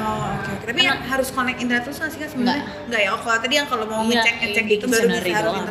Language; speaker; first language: Indonesian; native; Indonesian